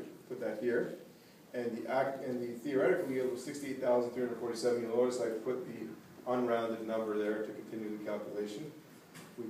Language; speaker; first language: English; native; English